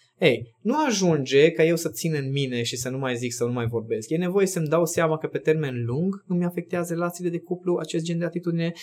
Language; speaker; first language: Romanian; non-native, local second language; Hungarian